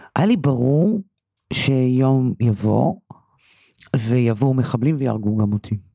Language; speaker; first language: Hebrew; early bilingual, other home language; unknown